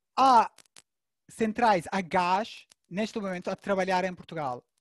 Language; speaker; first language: Portuguese; non-native, fluent; Turkish